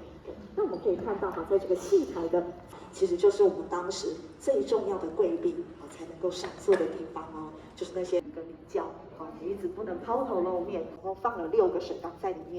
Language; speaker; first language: Chinese; native; Chinese